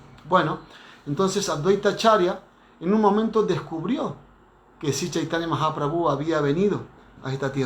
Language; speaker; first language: Spanish; native; Spanish